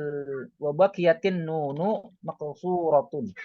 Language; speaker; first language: Arabic; non-native, learner; Indonesian